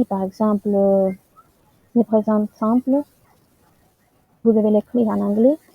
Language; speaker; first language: French; non-native, learner; Spanish